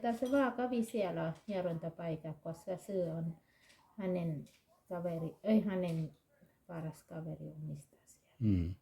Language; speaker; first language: Finnish; non-native, learner; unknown